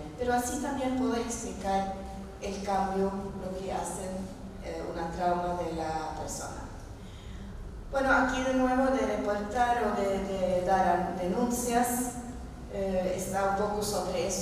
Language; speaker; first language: Spanish; non-native, fluent; Norwegian